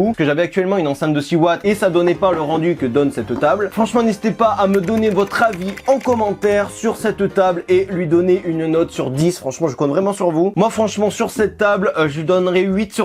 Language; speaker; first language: French; native; French